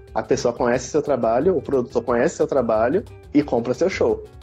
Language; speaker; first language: Portuguese; native; Portuguese